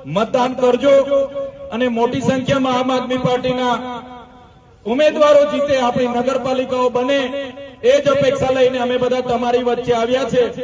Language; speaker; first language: Gujarati; non-native, local second language; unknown